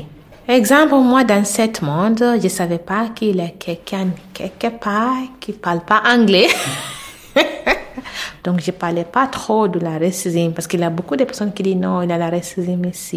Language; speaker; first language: French; non-native, learner; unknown